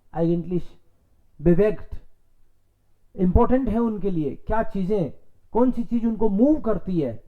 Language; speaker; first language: Hindi; native; Hindi